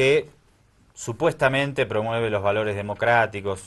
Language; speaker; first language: Spanish; native; Spanish